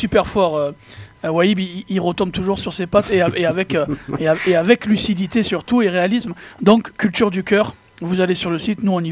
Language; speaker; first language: French; native; French